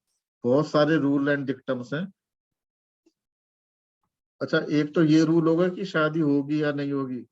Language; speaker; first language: Hindi; native; Hindi